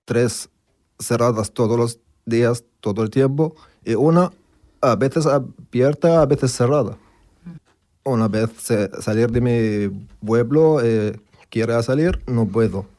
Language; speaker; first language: Spanish; non-native, learner; Arabic